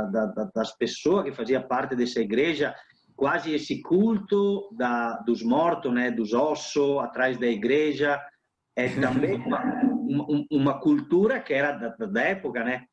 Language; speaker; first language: Portuguese; non-native, fluent; Italian